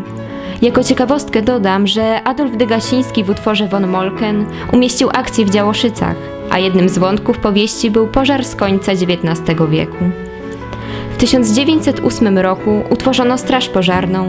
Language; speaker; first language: Polish; native; Polish